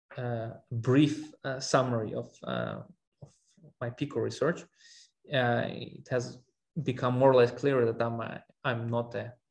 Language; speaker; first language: English; non-native, fluent; Armenian